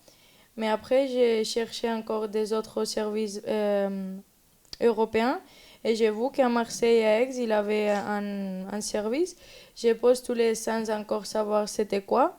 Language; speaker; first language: French; non-native, learner; Spanish